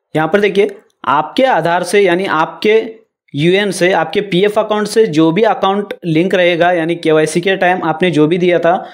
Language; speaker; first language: Hindi; non-native, local second language; Marathi